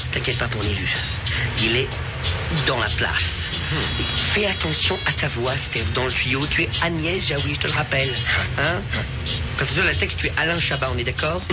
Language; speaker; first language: French; native; French